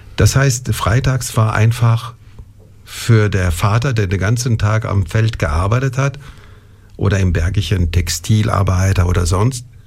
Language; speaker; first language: German; non-native, local second language; French